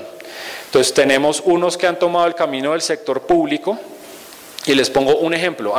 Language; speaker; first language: Spanish; native; Spanish